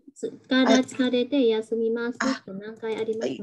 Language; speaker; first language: Japanese; non-native, fluent; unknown